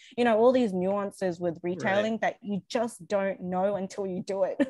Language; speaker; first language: English; native; English